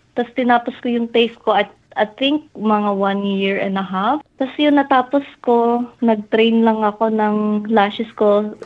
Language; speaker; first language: Filipino; native; Filipino